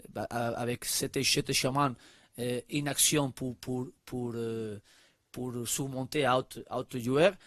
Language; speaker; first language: French; non-native, learner; Spanish